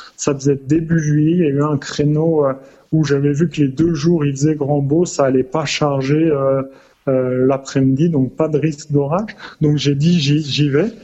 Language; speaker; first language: French; native; French